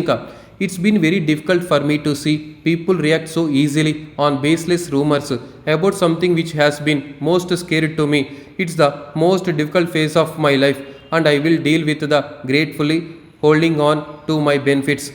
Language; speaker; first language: English; non-native, local second language; Telugu